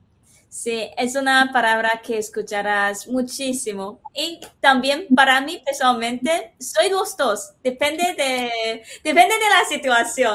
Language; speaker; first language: Spanish; non-native, fluent; Chinese